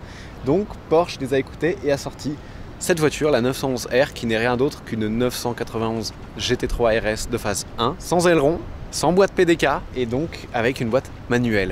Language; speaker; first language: French; native; French